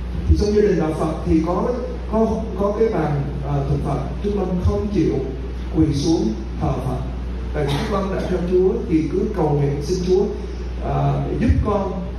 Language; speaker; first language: Vietnamese; early bilingual, heritage; Vietnamese